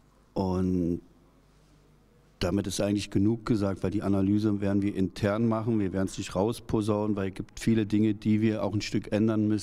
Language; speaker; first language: German; native; German